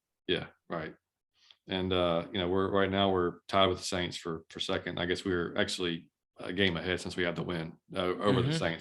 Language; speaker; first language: English; native; English